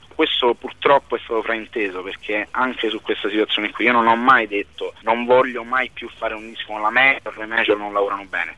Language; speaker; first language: Italian; native; Italian